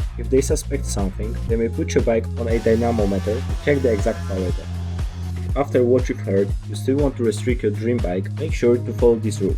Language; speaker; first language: English; non-native, fluent; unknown